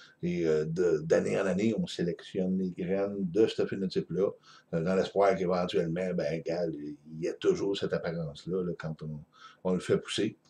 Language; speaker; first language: French; native; French